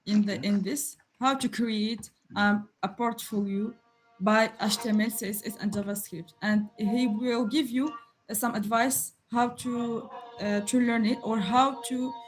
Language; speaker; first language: English; non-native, learner; French